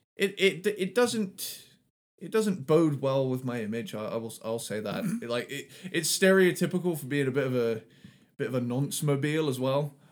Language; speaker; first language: English; native; English